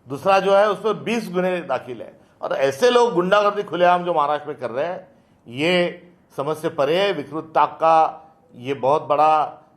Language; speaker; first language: Hindi; non-native, local second language; Marathi